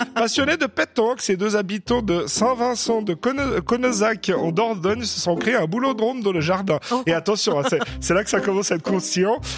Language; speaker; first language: French; native; French